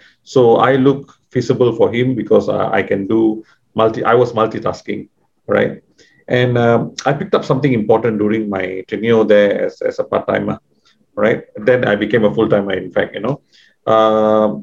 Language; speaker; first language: English; non-native, local second language; Tamil